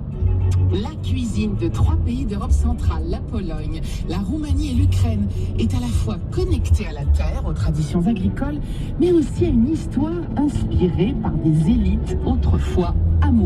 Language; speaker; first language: French; native; French